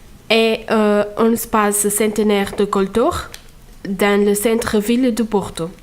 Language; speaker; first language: French; non-native, fluent; Portuguese